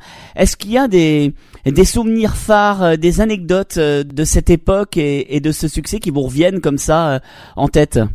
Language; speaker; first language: French; native; French